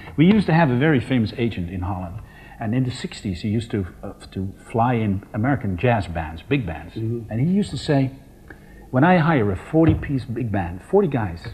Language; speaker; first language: English; non-native, fluent; Dutch